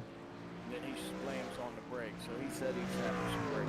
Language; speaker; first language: English; native; English